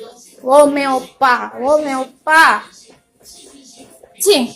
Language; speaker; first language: Chinese; non-native, learner; Indonesian